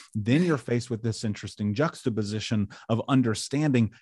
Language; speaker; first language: English; native; English